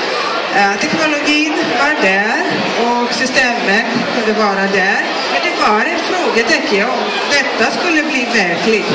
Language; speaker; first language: Swedish; non-native, fluent; Greek